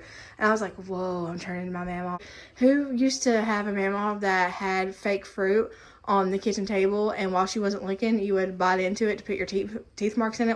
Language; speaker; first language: English; native; English